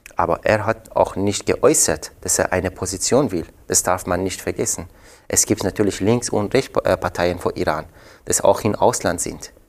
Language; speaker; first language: German; non-native, fluent; Persian